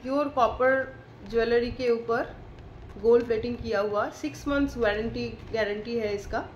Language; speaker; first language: Hindi; non-native, local second language; Bangla